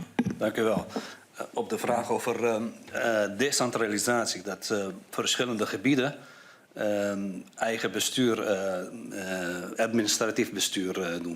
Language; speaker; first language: Dutch; non-native, fluent; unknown